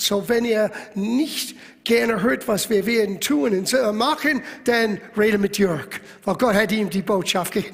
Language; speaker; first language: German; non-native, fluent; English